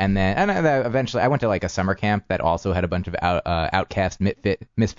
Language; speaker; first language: English; native; English